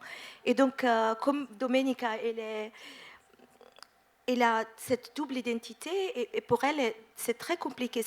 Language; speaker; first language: French; non-native, fluent; Italian